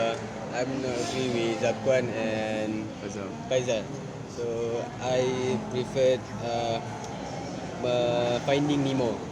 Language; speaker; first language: English; non-native, learner; Malay